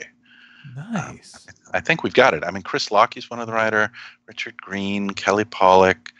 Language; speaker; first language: English; native; English